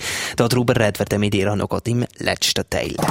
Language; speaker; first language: German; native; German